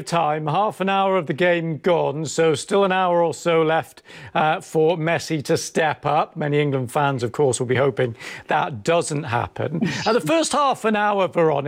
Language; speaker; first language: English; native; English